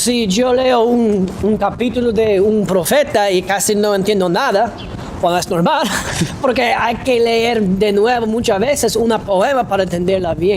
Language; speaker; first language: Spanish; non-native, fluent; English